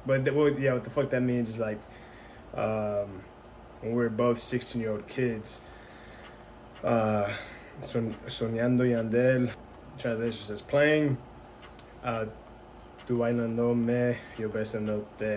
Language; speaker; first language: English; early bilingual, other home language; Spanish